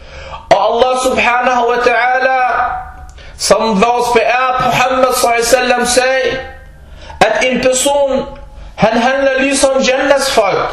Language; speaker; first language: Danish; early bilingual, other home language; Arabic